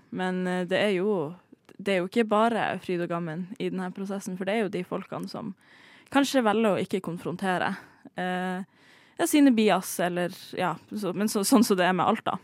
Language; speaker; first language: Norwegian; native; Norwegian